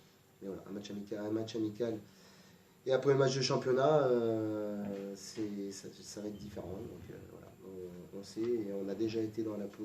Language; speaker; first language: French; native; French